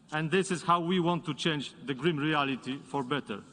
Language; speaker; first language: English; non-native, fluent; Polish